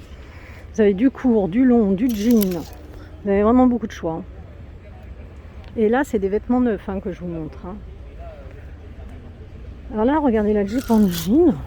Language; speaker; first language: French; native; French